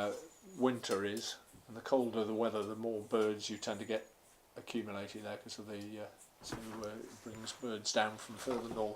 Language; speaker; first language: English; native; English